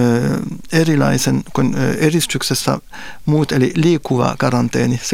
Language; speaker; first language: Finnish; non-native, fluent; French